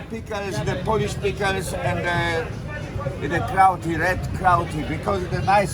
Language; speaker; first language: English; non-native, learner; Polish